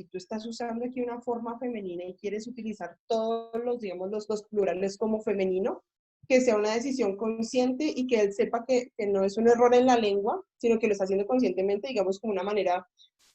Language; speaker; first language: Spanish; native; Spanish